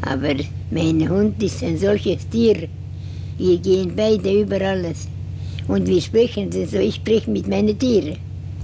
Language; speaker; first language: German; non-native, learner; Estonian